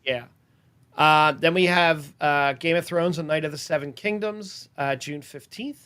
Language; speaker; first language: English; native; English